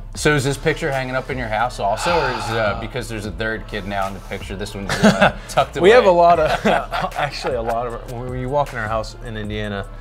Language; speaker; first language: English; native; English